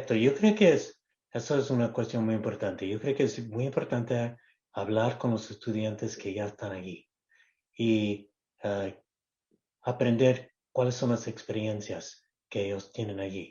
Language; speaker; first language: Spanish; non-native, local second language; English